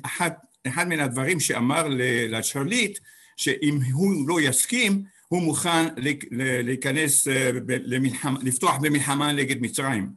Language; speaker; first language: Hebrew; non-native, fluent; English